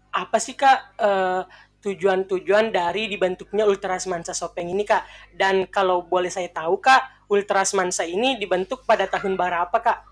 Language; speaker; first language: Indonesian; native; Indonesian